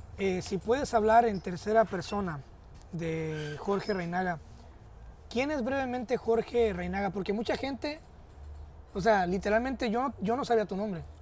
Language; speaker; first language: Spanish; early bilingual, heritage; Spanish